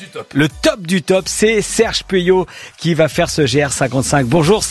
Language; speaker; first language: French; native; French